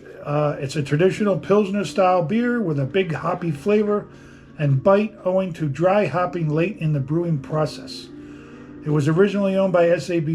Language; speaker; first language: English; native; English